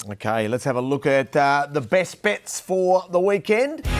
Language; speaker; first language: English; native; English